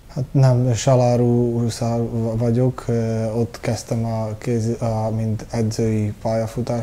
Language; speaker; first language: Hungarian; early bilingual, heritage; Hungarian